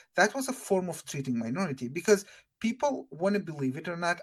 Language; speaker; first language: English; non-native, fluent; Arabic